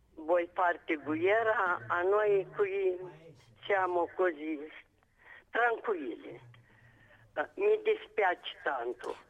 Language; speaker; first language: Italian; non-native, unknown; Romanian